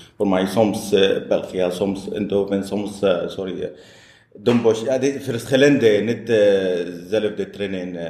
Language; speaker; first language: Dutch; non-native, learner; Arabic